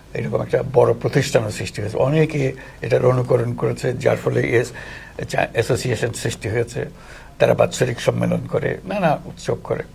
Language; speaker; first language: Bangla; native; Bangla